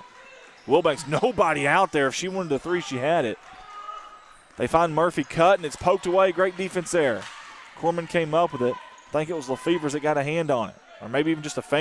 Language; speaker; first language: English; native; English